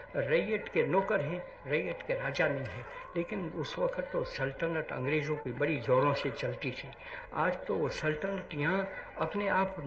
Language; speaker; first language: Hindi; non-native, local second language; Gujarati